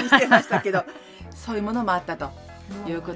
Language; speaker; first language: Japanese; native; Japanese